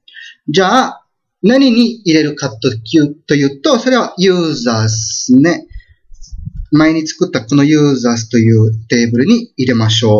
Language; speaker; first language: Japanese; non-native, fluent; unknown